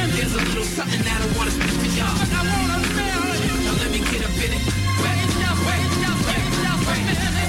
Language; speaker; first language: French; native; French